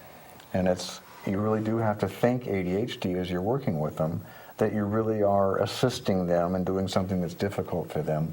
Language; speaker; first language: English; native; English